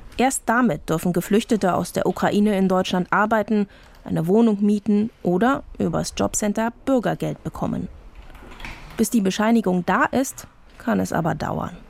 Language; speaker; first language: German; native; German